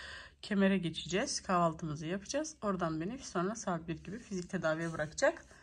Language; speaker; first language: Turkish; early bilingual, heritage; Turkish